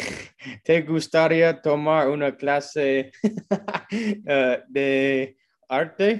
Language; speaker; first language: Spanish; non-native, learner; English